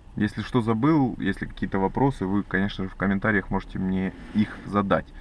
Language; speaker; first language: Russian; native; Russian